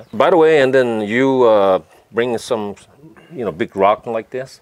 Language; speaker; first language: English; non-native, learner; Korean